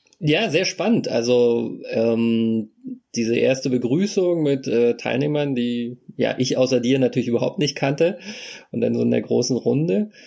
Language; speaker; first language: German; native; German